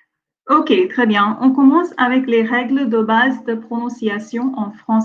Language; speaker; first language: French; non-native, fluent; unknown